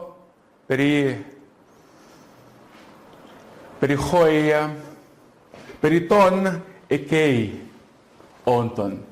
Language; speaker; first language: Greek; non-native, fluent; Portuguese